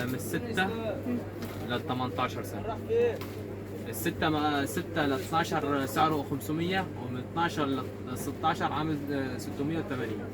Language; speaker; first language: Arabic; native; Arabic